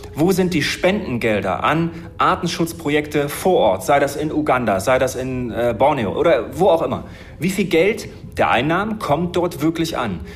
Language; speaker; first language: German; native; German